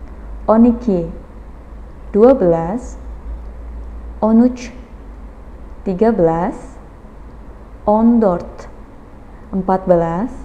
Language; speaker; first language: Turkish; non-native, fluent; Indonesian